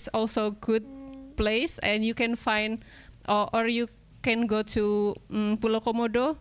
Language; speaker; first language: English; non-native, local second language; Indonesian